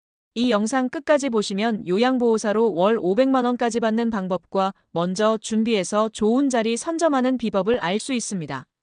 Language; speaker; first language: Korean; native; Korean